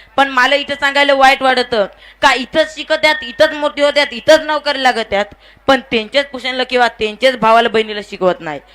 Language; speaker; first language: Marathi; non-native, local second language; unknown